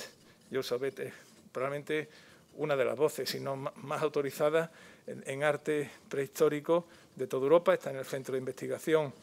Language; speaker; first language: Spanish; native; Spanish